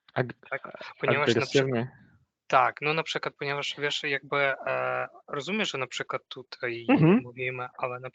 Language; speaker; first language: Polish; non-native, fluent; Ukrainian